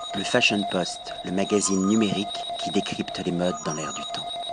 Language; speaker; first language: English; non-native, fluent; Greek